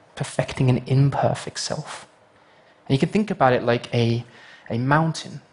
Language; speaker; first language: English; native; English